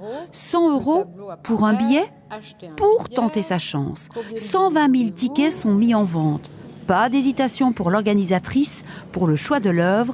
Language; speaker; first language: French; native; French